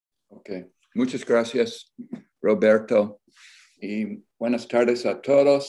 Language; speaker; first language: Spanish; non-native, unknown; English